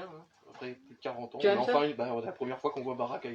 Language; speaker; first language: French; native; French